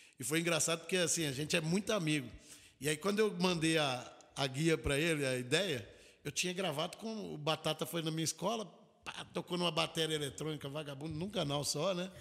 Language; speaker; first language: Portuguese; native; Portuguese